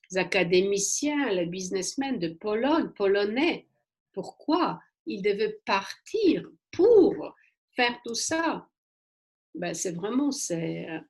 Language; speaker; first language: French; non-native, fluent; Polish